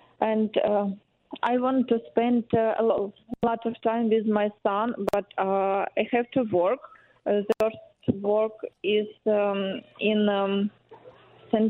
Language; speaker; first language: English; non-native, learner; Ukrainian